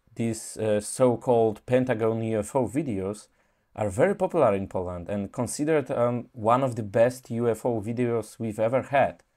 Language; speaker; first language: English; non-native, fluent; Polish